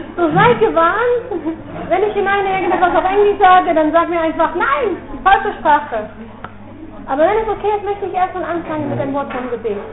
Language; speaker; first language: German; non-native, fluent; Dutch